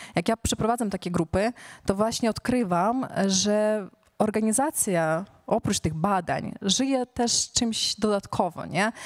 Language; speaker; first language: Polish; non-native, fluent; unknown